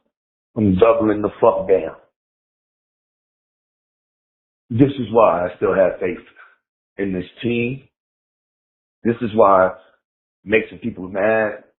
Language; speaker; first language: English; native; English